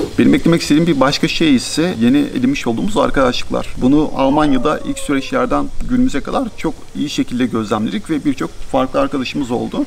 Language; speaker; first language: Turkish; native; Turkish